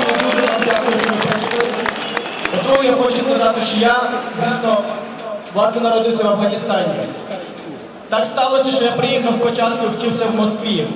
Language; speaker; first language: Ukrainian; early bilingual, other home language; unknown